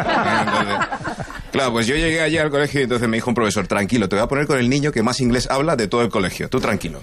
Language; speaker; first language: Spanish; early bilingual, other home language; English